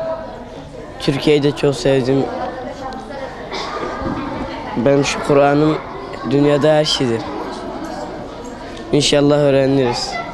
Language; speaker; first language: Turkish; non-native, learner; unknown